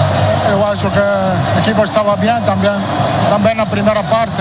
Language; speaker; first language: Portuguese; non-native, learner; Italian